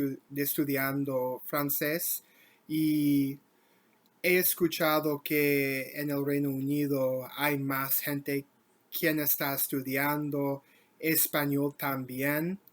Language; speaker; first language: Spanish; non-native, learner; English